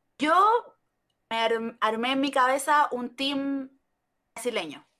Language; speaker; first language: Portuguese; non-native, learner; Spanish